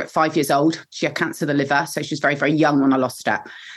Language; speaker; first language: English; native; English